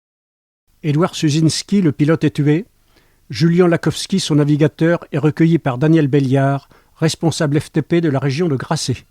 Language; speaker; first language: French; native; French